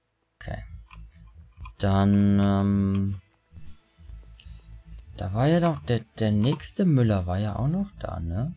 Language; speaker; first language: German; native; German